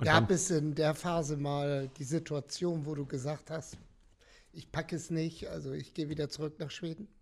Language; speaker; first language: German; native; German